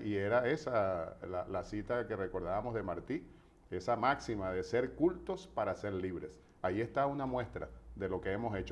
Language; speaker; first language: Spanish; native; Spanish